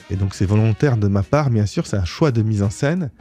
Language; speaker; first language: French; native; French